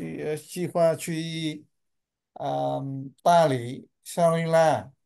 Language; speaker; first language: Chinese; non-native, learner; Vietnamese